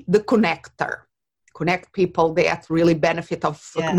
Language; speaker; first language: English; non-native, fluent; Portuguese